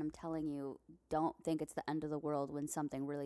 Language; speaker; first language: English; early bilingual, other home language; Spanish